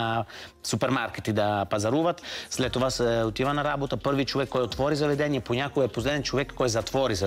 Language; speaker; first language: Bulgarian; non-native, fluent; Italian